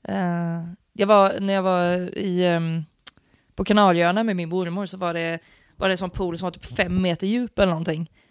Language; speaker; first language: Swedish; native; Swedish